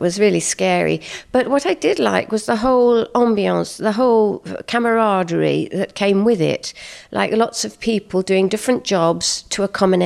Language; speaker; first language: English; native; English